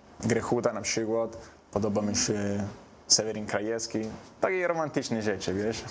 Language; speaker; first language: Polish; non-native, learner; Italian